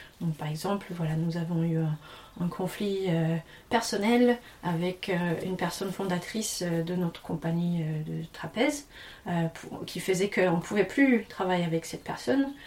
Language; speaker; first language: French; non-native, fluent; English